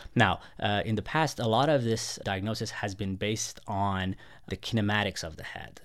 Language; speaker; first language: English; non-native, fluent; Persian